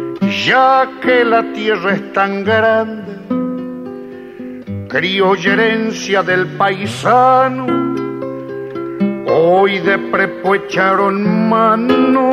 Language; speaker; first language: Spanish; native; Spanish